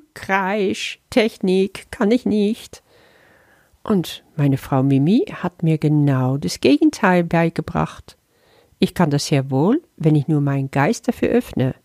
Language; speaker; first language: German; early bilingual, other home language; Dutch